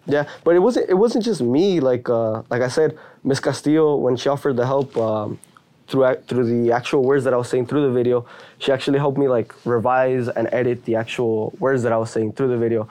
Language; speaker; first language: English; early bilingual, other home language; Spanish